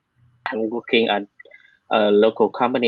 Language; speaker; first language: English; non-native, learner; Vietnamese